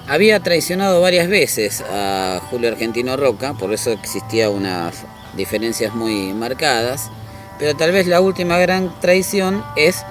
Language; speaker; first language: Spanish; native; Spanish